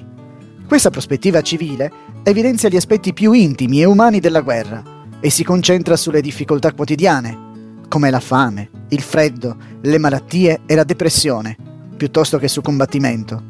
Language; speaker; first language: Italian; native; Italian